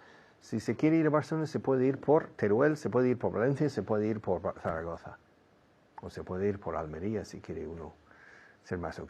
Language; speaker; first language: Spanish; non-native, fluent; English